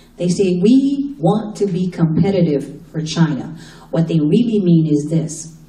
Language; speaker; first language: English; native; English